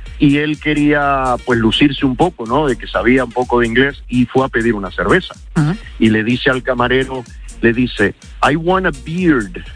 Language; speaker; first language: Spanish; early bilingual, heritage; Spanish